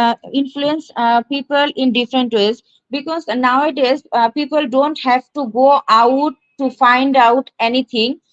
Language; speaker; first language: English; non-native, learner; Bangla